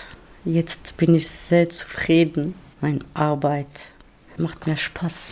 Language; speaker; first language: German; non-native, learner; Armenian